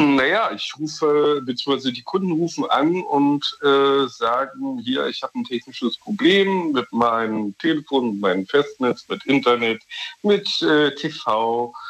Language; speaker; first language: German; native; German